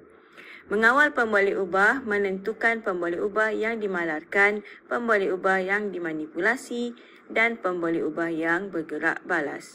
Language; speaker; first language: Malay; native; Malay